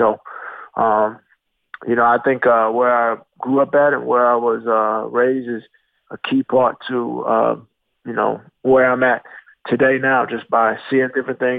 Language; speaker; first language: English; native; English